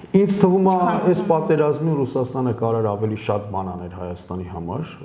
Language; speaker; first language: Armenian; early bilingual, heritage; Armenian